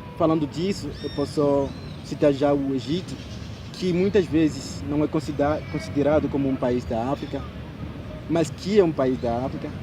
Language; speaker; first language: Portuguese; non-native, fluent; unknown